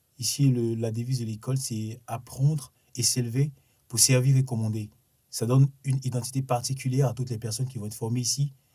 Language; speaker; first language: French; non-native, local second language; Sango